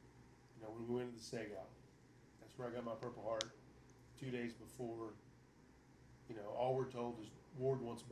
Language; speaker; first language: English; native; English